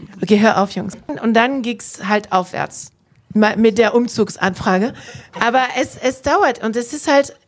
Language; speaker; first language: German; non-native, fluent; French